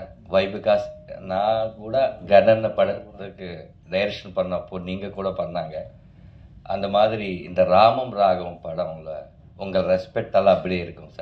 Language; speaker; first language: Tamil; non-native, learner; Telugu